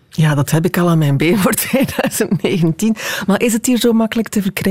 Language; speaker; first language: Dutch; native; Dutch